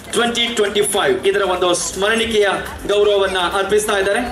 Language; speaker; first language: Kannada; non-native, local second language; Tulu